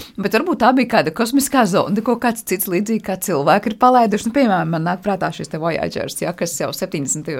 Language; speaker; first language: Latvian; native; Latvian